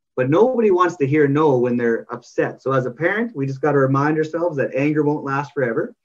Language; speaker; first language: English; native; English